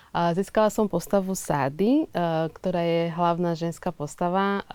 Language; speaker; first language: Slovak; early bilingual, other home language; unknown